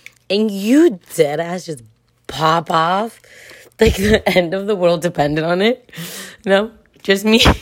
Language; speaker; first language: English; early bilingual, other home language; Spanish